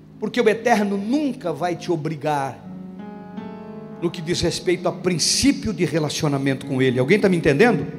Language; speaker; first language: Portuguese; native; Portuguese